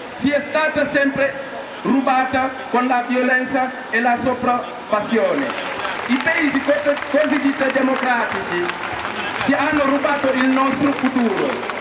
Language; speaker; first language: Italian; non-native, fluent; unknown